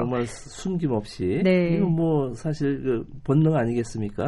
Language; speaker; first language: Korean; native; Korean